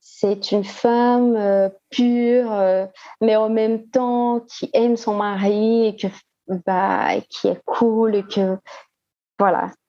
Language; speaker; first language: French; non-native, fluent; Portuguese